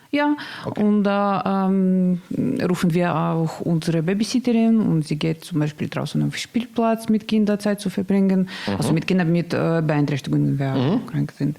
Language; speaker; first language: German; non-native, learner; Russian